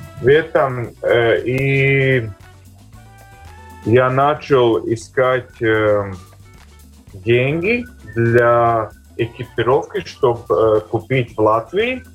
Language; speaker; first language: Russian; non-native, local second language; Latvian